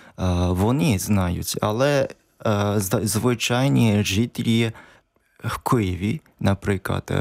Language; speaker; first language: Ukrainian; non-native, learner; Japanese